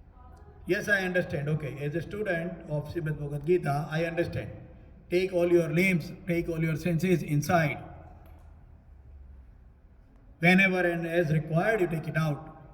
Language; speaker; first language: English; non-native, local second language; Hindi